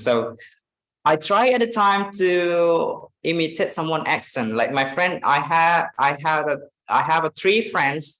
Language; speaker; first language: English; non-native, fluent; Indonesian